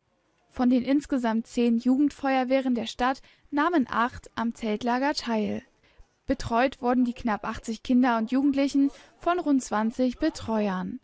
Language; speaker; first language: German; native; German